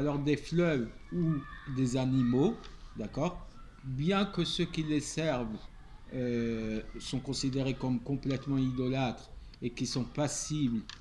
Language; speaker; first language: French; native; French